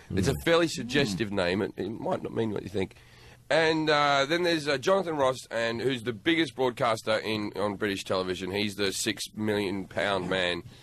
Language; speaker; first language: English; native; English